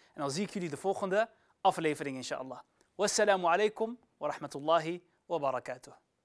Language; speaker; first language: Dutch; early bilingual, other home language; Arabic